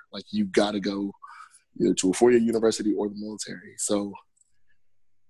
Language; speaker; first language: English; native; English